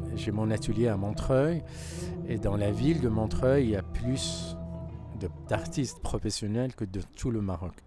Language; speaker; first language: French; non-native, local second language; Arabic